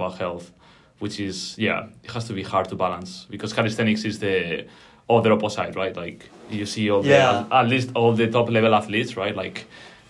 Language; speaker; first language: English; non-native, fluent; Spanish